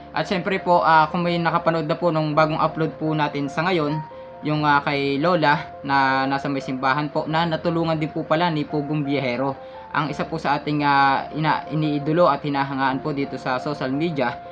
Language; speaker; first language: Filipino; native; Filipino